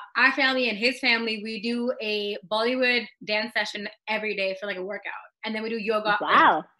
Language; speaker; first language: English; native; English